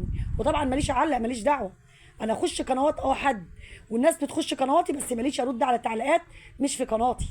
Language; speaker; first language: Arabic; native; Arabic